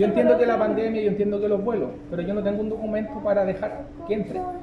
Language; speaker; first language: Spanish; native; Spanish